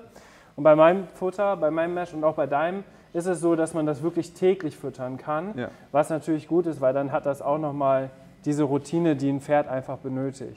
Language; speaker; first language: German; native; German